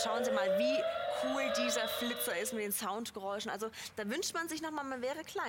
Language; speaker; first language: German; native; German